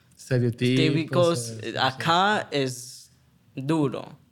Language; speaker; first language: Spanish; early bilingual, heritage; Spanish